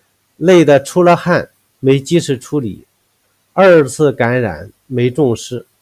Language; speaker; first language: Chinese; native; Chinese